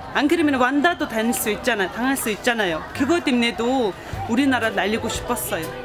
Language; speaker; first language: Korean; non-native, fluent; Mongolian